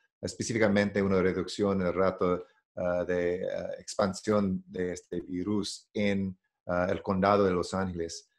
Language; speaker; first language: Spanish; non-native, learner; English